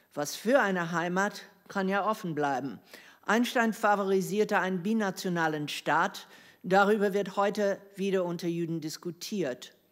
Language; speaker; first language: German; non-native, fluent; English